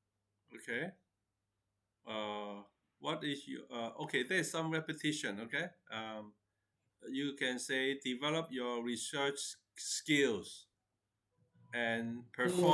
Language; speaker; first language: English; non-native, fluent; Chinese